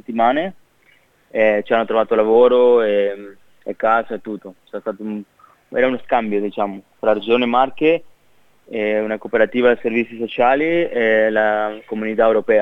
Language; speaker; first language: Italian; non-native, fluent; Spanish